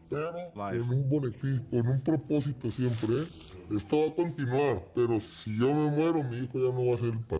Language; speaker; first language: Spanish; native; Spanish